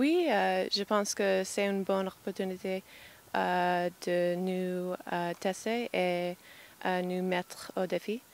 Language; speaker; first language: French; non-native, fluent; English